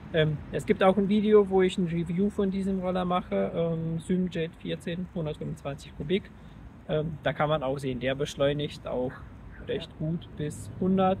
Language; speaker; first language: German; native; German